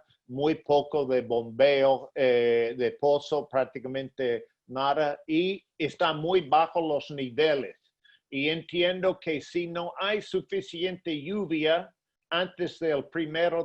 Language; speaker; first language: Spanish; non-native, fluent; English